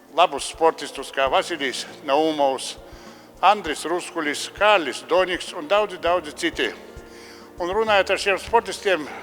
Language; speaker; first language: Latvian; native; Latvian